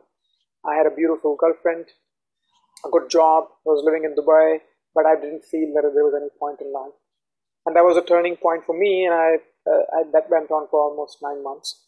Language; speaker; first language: English; non-native, local second language; Hindi